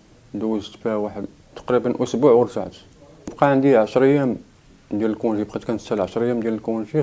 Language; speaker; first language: Arabic; native; Arabic